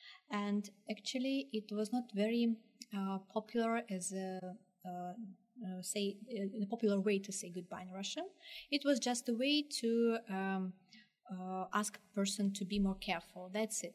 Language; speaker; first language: English; non-native, fluent; Russian